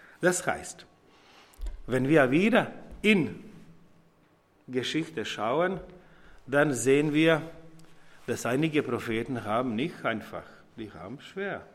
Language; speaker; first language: German; non-native, fluent; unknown